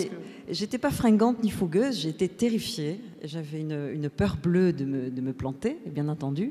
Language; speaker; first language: French; native; French